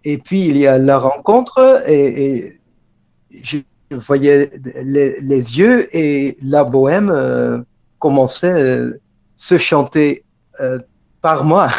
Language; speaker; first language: French; non-native, fluent; Dutch